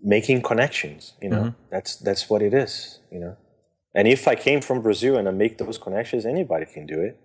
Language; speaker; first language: English; non-native, fluent; Portuguese